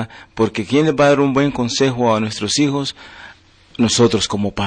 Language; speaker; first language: Spanish; native; Spanish